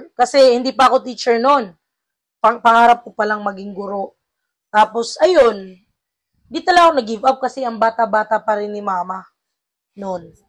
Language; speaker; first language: Filipino; non-native, local second language; Cebuano